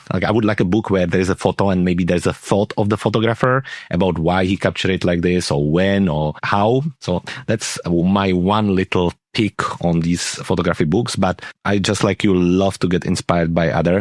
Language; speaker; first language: English; non-native, fluent; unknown